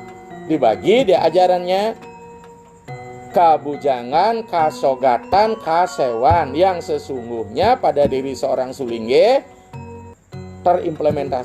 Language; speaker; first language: Indonesian; non-native, local second language; Balinese